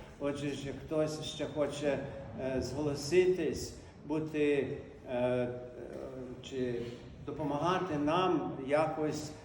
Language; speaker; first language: Ukrainian; native; Ukrainian